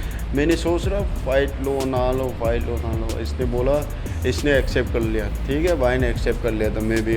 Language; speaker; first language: Hindi; non-native, local second language; Manipuri